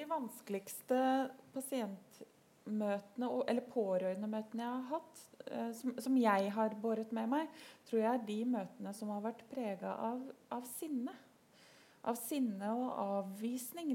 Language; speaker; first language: Norwegian; native; Norwegian